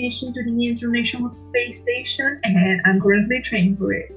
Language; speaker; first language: English; non-native, fluent; Italian